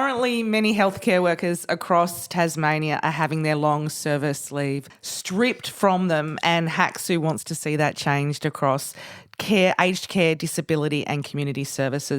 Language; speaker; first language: English; native; English